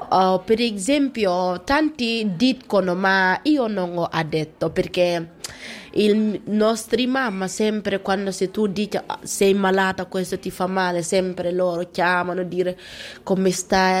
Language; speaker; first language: Italian; non-native, learner; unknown